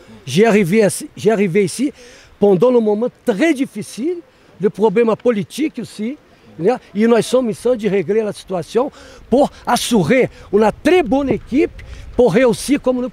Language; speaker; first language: French; non-native, learner; Portuguese